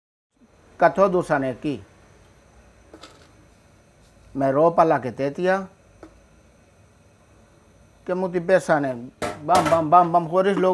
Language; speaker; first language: Greek; non-native, fluent; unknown